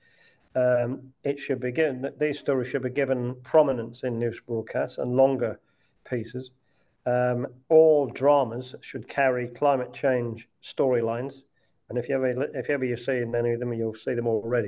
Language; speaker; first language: English; native; English